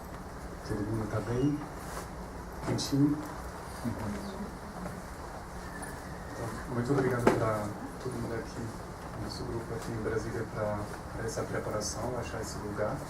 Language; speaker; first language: Portuguese; non-native, fluent; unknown